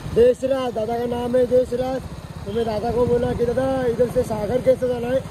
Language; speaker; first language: Hindi; non-native, local second language; Marathi